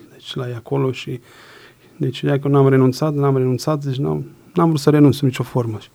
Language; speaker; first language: Romanian; native; Romanian